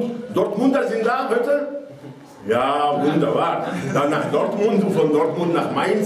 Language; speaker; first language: German; non-native, fluent; Arabic